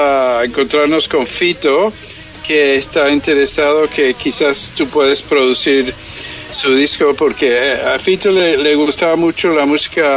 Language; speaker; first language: Spanish; early bilingual, heritage; English